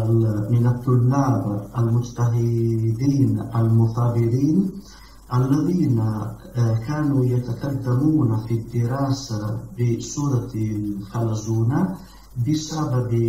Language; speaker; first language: Arabic; non-native, learner; Italian